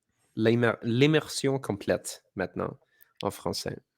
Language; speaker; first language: French; non-native, fluent; English